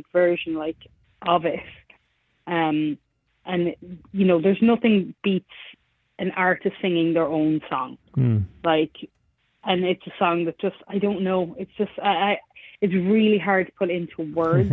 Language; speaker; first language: English; native; English